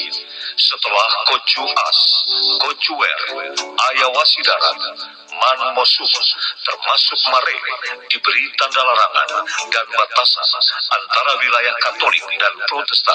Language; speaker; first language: Indonesian; native; Indonesian